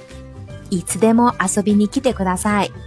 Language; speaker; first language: Japanese; non-native, fluent; Chinese